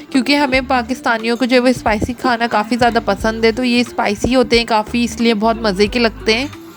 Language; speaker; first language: Urdu; native; Urdu